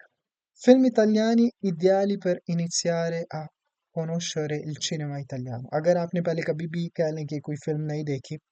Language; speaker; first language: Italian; non-native, fluent; Urdu